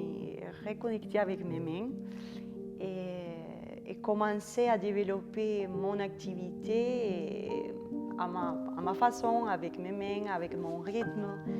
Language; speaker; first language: French; non-native, fluent; Spanish